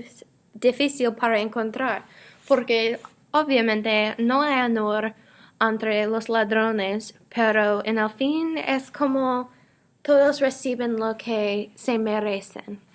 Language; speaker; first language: Spanish; non-native, learner; English